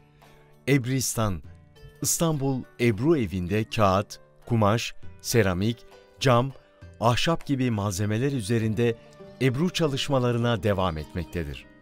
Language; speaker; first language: Turkish; native; Turkish